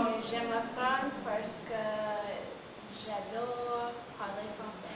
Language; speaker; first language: French; non-native, learner; Spanish